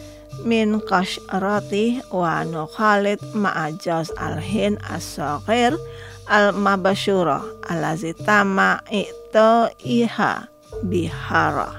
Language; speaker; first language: Arabic; non-native, fluent; Indonesian